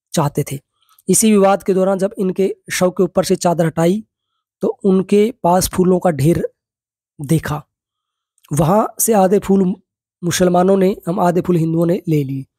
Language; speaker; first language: Hindi; native; Hindi